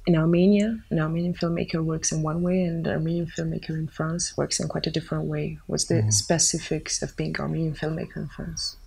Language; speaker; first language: English; non-native, fluent; Armenian